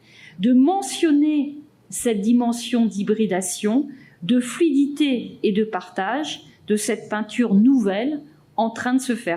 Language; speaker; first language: French; native; French